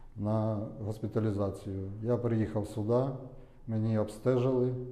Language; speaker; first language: Ukrainian; non-native, local second language; Russian